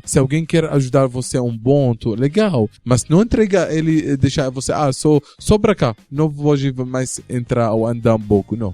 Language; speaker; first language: Portuguese; non-native, learner; Arabic